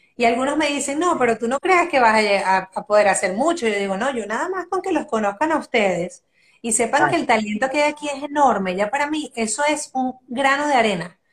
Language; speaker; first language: Spanish; native; Spanish